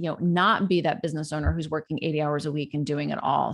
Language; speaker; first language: English; native; English